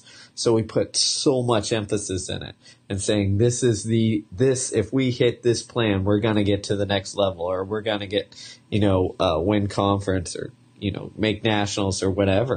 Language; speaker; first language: English; native; English